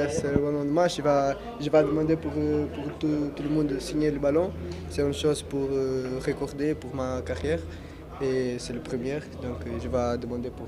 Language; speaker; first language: French; non-native, learner; Portuguese